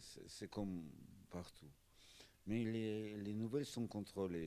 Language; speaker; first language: French; non-native, fluent; Russian